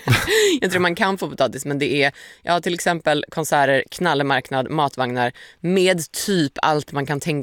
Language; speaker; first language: Swedish; native; Swedish